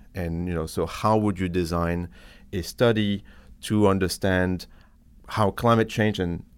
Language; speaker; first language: English; non-native, fluent; French